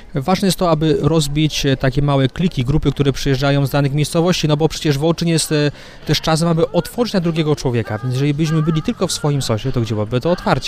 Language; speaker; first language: Polish; native; Polish